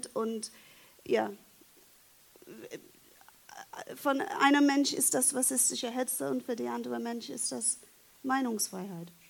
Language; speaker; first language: German; non-native, fluent; English